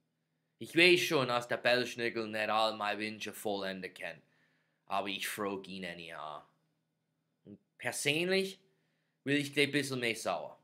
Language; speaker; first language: German; non-native, fluent; English